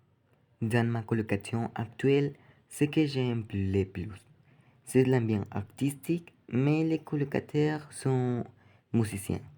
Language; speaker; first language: French; non-native, learner; Spanish